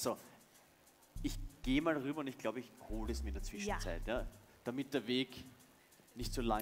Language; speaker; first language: German; native; German